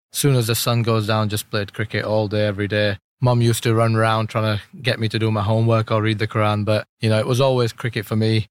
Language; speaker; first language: English; early bilingual, other home language; Urdu